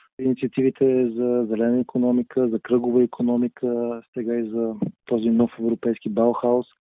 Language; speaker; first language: Bulgarian; native; Bulgarian